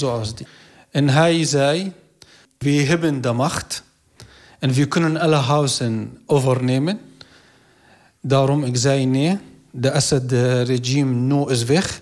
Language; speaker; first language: Dutch; non-native, learner; Arabic